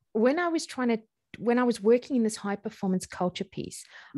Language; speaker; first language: English; native; English